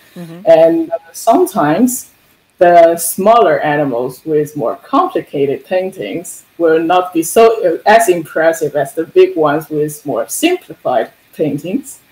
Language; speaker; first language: English; non-native, fluent; Chinese